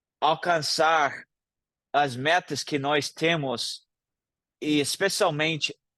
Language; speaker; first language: Portuguese; non-native, fluent; English